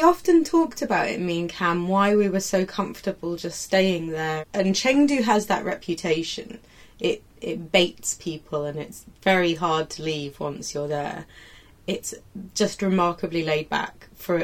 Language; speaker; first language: English; native; English